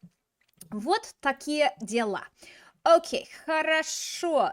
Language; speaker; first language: Russian; non-native, fluent; English